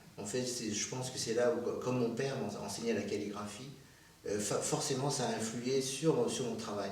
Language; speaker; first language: French; early bilingual, other home language; Korean